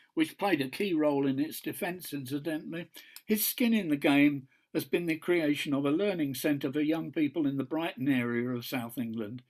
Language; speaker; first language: English; native; English